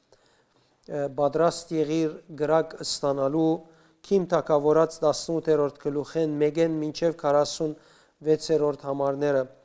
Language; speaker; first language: Armenian; native; Armenian